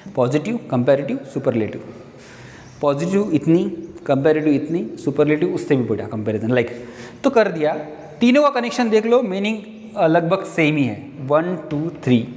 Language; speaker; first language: Hindi; non-native, local second language; Marathi